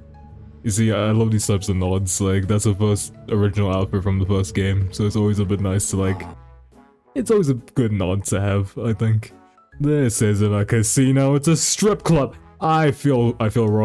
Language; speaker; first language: English; native; English